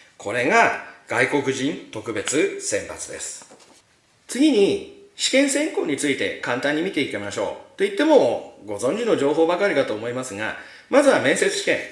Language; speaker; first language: Japanese; native; Japanese